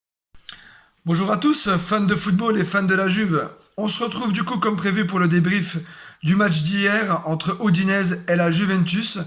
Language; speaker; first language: French; native; French